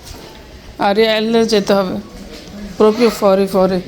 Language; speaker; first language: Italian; non-native, learner; Bangla